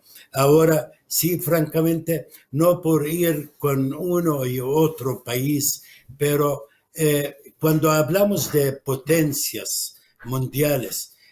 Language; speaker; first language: Spanish; non-native, fluent; Arabic